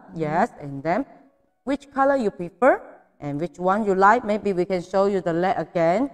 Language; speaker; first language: English; non-native, fluent; Chinese